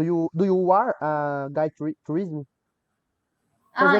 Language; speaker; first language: English; non-native, learner; Portuguese